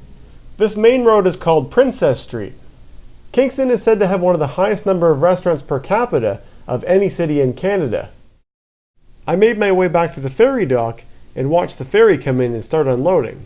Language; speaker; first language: English; native; English